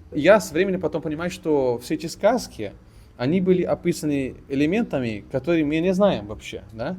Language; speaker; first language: Russian; non-native, fluent; Portuguese